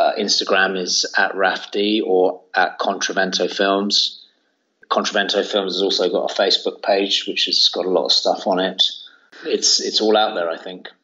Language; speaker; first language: English; native; English